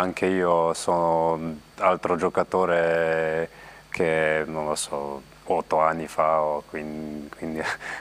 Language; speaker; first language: Italian; non-native, learner; Slovenian